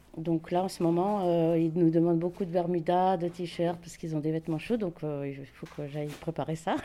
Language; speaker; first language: French; native; French